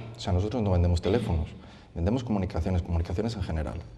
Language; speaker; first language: Spanish; native; Spanish